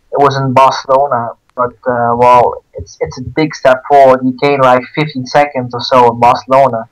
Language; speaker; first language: English; non-native, fluent; Dutch